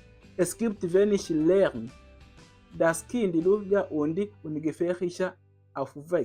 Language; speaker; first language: German; non-native, learner; Kinyarwanda